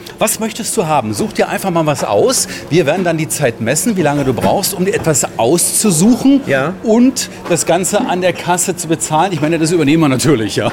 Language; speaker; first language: German; native; German